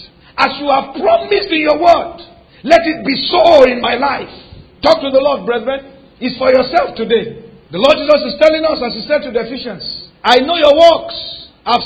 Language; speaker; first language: English; non-native, local second language; Yoruba